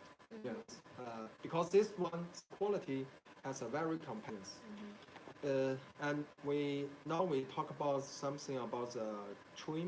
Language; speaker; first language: English; non-native, learner; Chinese